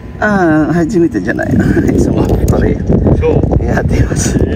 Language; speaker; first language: Japanese; non-native, learner; Filipino